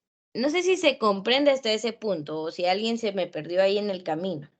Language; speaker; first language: Spanish; native; Spanish